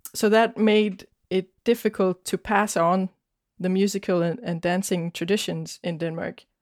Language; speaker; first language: English; non-native, fluent; Danish